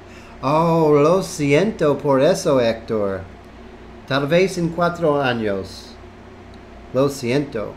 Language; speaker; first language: Spanish; non-native, learner; English